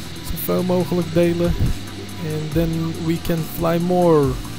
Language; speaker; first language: Dutch; early bilingual, other home language; Turkish